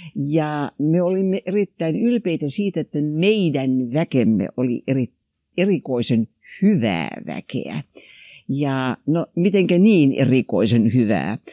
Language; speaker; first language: Finnish; non-native, local second language; Swedish